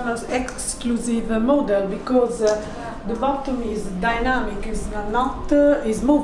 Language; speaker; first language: English; non-native, learner; Italian